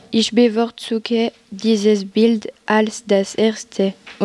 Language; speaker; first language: German; non-native, learner; French